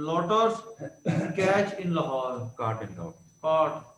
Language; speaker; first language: English; non-native, learner; Urdu